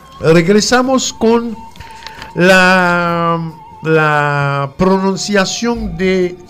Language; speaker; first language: Spanish; non-native, fluent; French